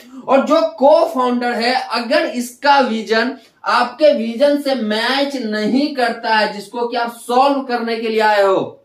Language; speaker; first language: Hindi; native; Hindi